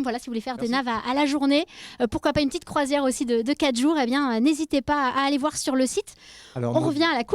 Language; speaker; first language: French; native; French